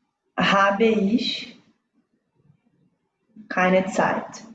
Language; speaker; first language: German; non-native, learner; Portuguese